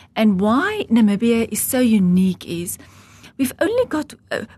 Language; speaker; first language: English; non-native, local second language; Afrikaans